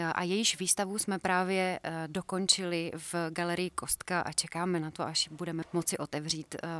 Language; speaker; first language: Czech; non-native, fluent; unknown